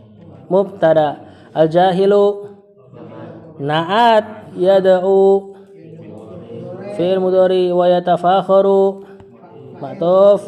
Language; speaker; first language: Arabic; non-native, fluent; Indonesian